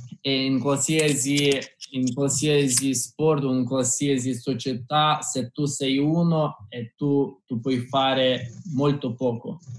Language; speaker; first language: Italian; non-native, fluent; Russian